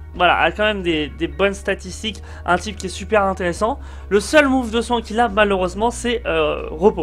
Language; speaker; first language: French; native; French